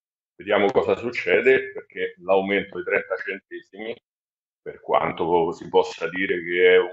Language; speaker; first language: Italian; native; Italian